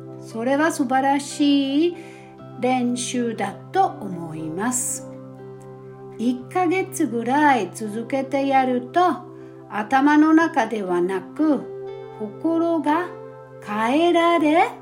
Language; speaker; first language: Japanese; non-native, fluent; German